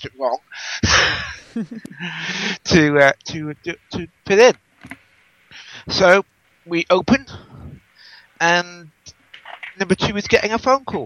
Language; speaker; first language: English; native; English